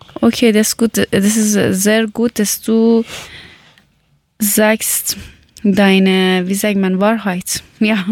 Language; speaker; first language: German; non-native, learner; Persian